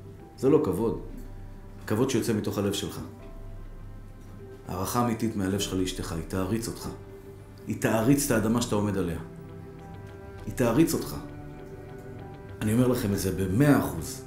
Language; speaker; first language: Hebrew; native; Hebrew